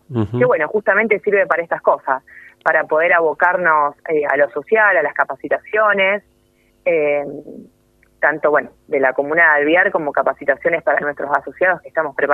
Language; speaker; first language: Spanish; native; Spanish